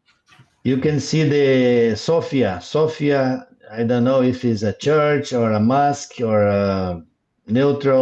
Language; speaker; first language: English; non-native, learner; Portuguese